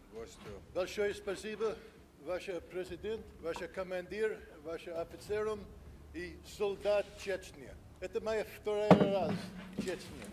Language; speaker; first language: Russian; non-native, learner; English